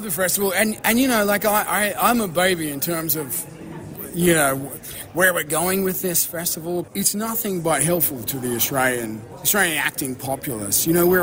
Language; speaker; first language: English; native; English